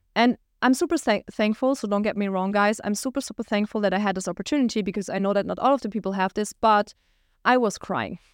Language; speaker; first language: English; non-native, fluent; German